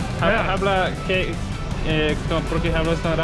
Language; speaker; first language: Spanish; non-native, learner; English